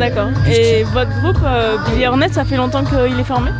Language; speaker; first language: French; native; French